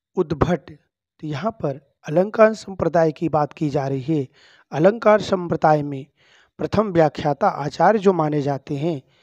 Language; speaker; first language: Hindi; native; Hindi